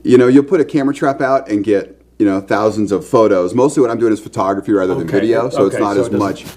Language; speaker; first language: English; native; English